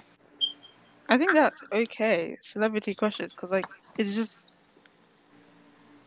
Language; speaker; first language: English; native; English